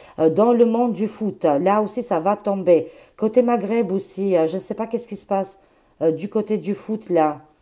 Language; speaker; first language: French; non-native, fluent; Albanian